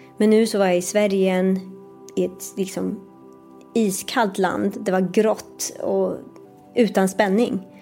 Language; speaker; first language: Swedish; early bilingual, other home language; Persian